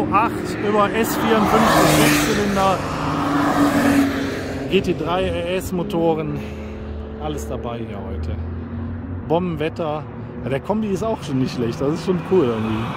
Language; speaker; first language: German; native; German